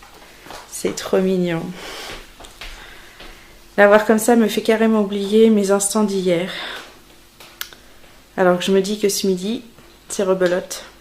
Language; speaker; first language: French; native; French